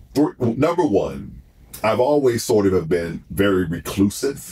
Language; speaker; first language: English; native; English